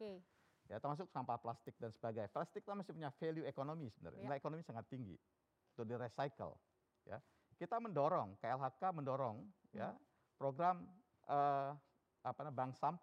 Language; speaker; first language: Indonesian; native; Indonesian